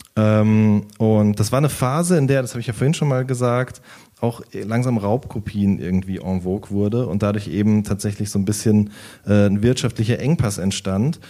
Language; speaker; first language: German; native; German